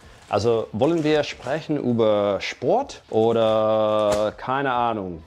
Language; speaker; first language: German; non-native, fluent; English